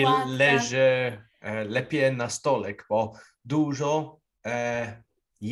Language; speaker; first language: Polish; non-native, learner; English